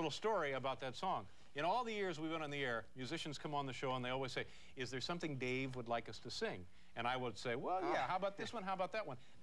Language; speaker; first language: English; native; English